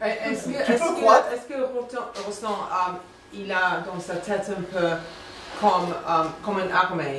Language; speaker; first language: French; non-native, fluent; English